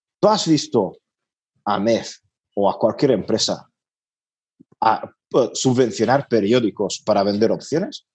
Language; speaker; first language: Spanish; non-native, fluent; Hungarian